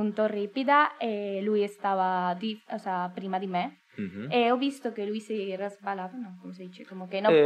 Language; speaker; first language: Italian; non-native, learner; Spanish